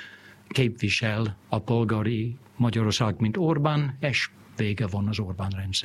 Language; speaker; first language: Hungarian; non-native, fluent; English